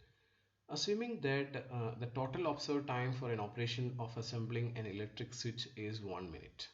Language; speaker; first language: English; non-native, local second language; Malayalam